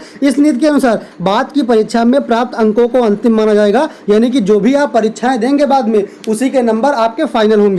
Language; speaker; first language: Hindi; native; Hindi